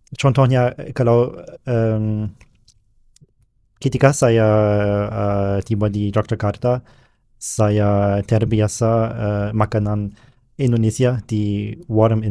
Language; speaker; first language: Indonesian; non-native, learner; German